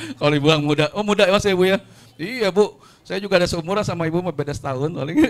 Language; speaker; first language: Indonesian; non-native, local second language; Sundanese